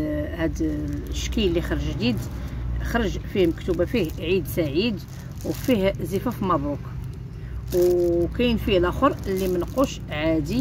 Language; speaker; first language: Arabic; native; Arabic